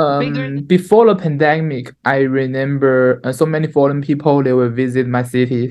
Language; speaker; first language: English; non-native, learner; Chinese